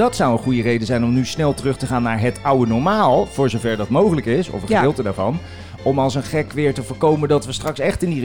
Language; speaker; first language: Dutch; native; Dutch